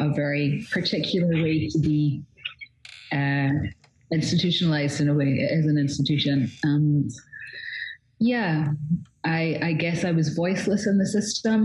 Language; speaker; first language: English; native; English